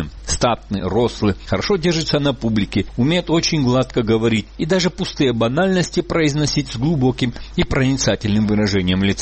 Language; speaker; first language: Russian; native; Russian